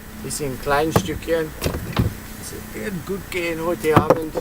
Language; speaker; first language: German; non-native, learner; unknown